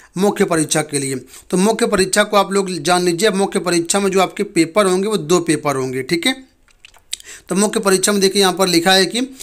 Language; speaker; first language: Hindi; native; Hindi